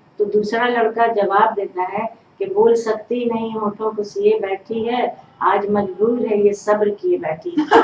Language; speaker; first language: Urdu; native; Urdu